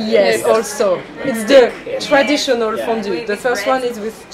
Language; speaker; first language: English; non-native, learner; French